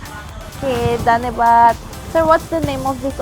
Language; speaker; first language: English; non-native, learner; Indonesian